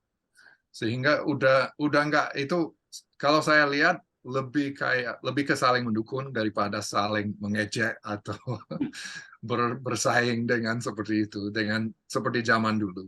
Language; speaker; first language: Indonesian; non-native, fluent; English